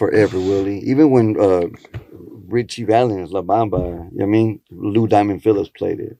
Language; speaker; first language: English; early bilingual, other home language; Spanish